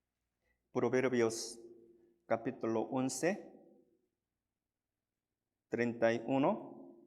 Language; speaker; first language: Spanish; non-native, fluent; Korean